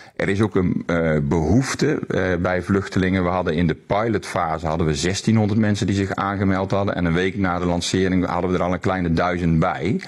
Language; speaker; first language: Dutch; native; Dutch